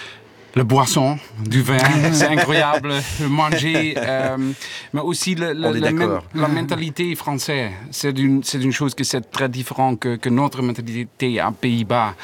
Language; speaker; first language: French; non-native, learner; Dutch